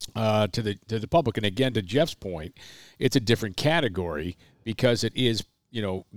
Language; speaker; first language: English; native; English